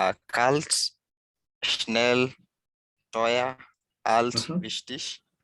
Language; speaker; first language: German; non-native, learner; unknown